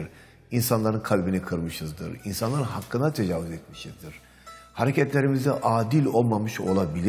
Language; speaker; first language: Turkish; native; Turkish